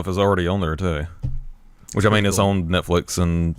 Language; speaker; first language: English; native; English